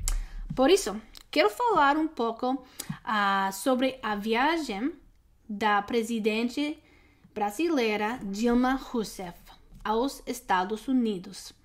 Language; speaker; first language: Portuguese; non-native, learner; English